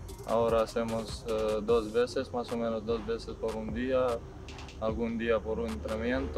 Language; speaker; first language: Spanish; non-native, learner; Serbian